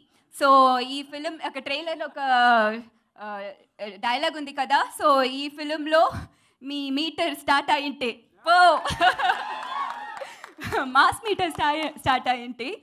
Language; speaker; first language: Telugu; non-native, learner; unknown